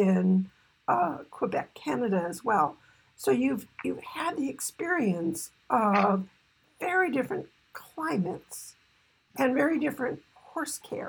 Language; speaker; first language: English; native; English